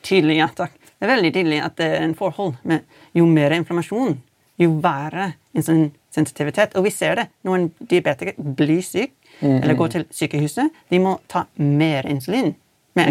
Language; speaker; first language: Norwegian; non-native, fluent; English